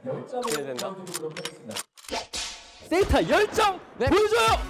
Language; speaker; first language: Korean; native; Korean